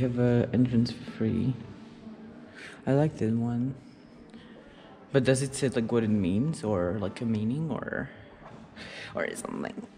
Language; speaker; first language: English; non-native, fluent; Slovak